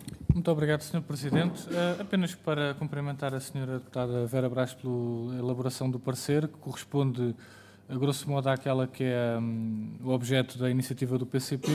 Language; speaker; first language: Portuguese; native; Portuguese